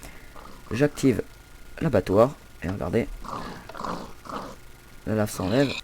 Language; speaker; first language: French; native; French